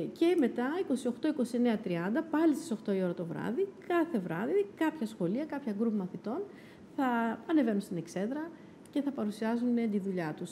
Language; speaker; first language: Greek; native; Greek